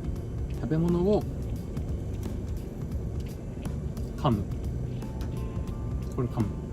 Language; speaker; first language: Japanese; native; Japanese